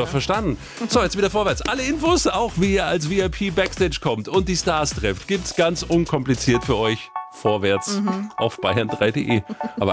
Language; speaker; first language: German; native; German